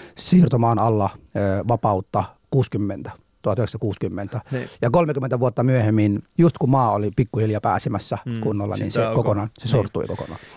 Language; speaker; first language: Finnish; non-native, fluent; Somali